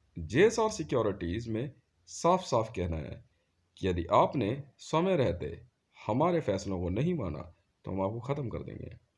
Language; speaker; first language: Hindi; native; Hindi